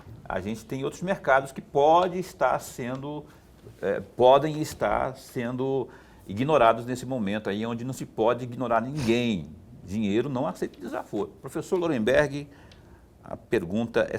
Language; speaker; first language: Portuguese; native; Portuguese